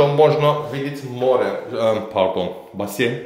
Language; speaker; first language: Russian; non-native, learner; Turkish